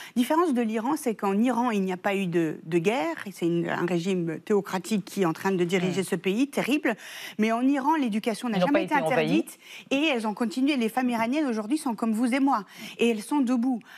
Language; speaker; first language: French; early bilingual, other home language; Persian